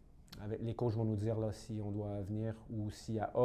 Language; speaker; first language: French; native; French